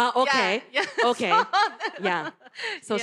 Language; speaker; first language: English; non-native, learner; Japanese